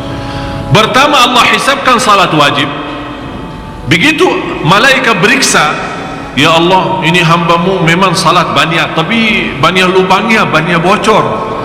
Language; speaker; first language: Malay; non-native, fluent; Arabic